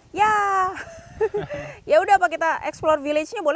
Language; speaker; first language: Indonesian; native; Indonesian